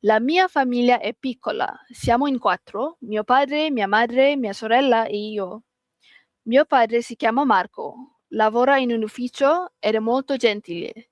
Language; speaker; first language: Italian; non-native, learner; Malay